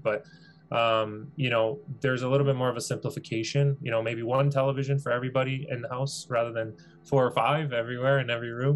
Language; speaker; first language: English; native; English